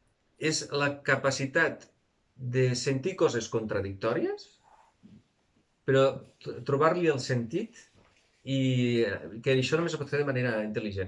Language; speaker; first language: Catalan; native; Catalan